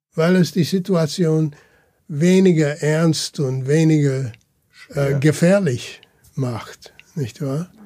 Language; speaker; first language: German; early bilingual, heritage; German